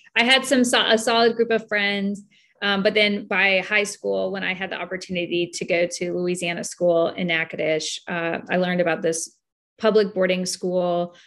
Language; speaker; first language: English; native; English